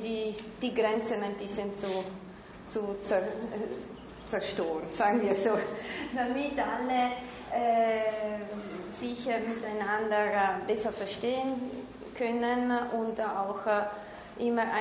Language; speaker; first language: German; non-native, local second language; Italian